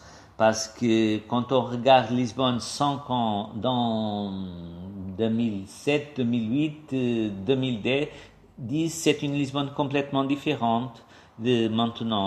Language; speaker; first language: French; non-native, fluent; Portuguese